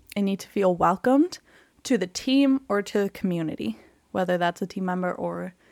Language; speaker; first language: English; native; English